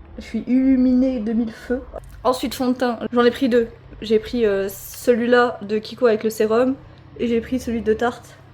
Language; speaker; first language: French; native; French